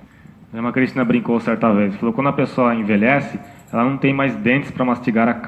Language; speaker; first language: Portuguese; native; Portuguese